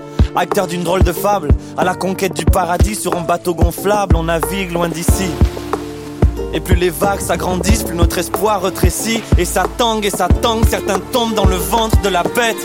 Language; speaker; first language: French; native; French